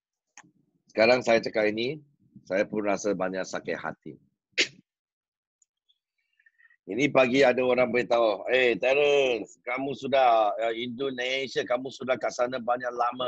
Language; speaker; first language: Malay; non-native, local second language; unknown